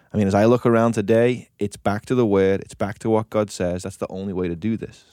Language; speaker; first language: English; native; English